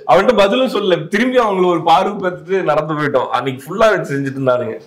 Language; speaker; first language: Tamil; native; Tamil